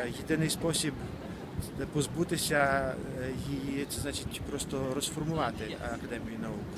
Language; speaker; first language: Ukrainian; native; Ukrainian